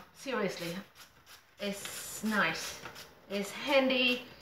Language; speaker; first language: English; non-native, fluent; Vietnamese